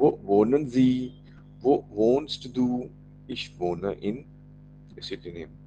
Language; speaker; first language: German; non-native, learner; Marathi